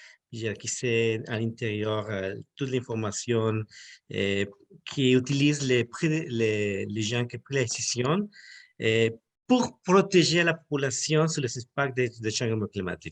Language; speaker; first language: French; non-native, learner; Spanish